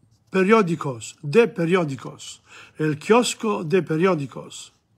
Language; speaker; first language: Spanish; non-native, learner; Italian